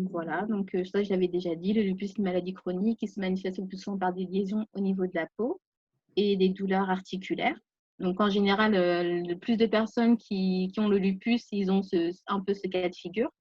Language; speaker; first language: French; native; French